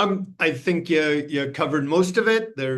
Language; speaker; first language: English; native; English